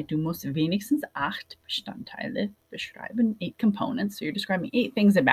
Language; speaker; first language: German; non-native, fluent; English